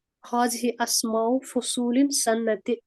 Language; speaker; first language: Arabic; non-native, learner; Urdu